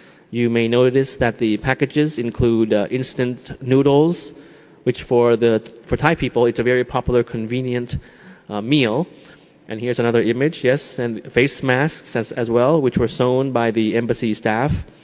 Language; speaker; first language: English; non-native, fluent; Thai